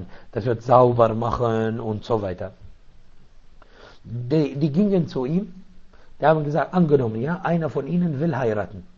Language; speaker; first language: German; non-native, fluent; Arabic